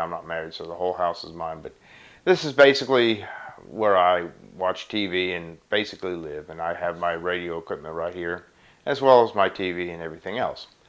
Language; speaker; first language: English; native; English